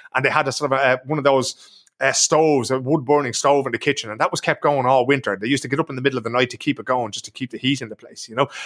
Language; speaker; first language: English; native; English